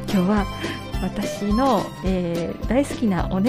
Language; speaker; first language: Japanese; native; Japanese